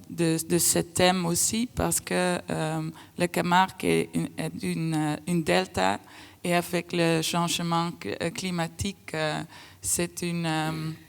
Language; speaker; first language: French; non-native, fluent; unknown